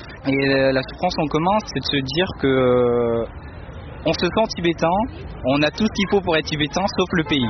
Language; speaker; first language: French; non-native, fluent; Tibetan